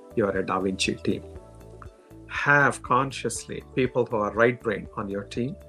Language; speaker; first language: English; non-native, local second language; Telugu